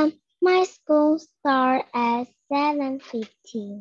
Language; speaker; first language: English; non-native, learner; Vietnamese